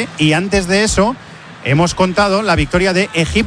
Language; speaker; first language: Spanish; native; Spanish